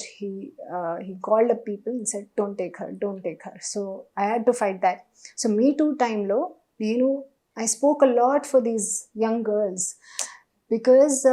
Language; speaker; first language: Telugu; non-native, learner; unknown